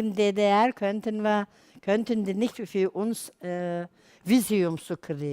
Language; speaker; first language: German; non-native, learner; Turkish